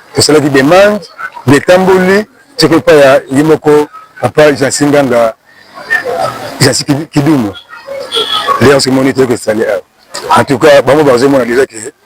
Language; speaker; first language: Lingala; native; Lingala